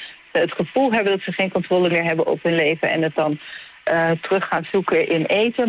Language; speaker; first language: Dutch; native; Dutch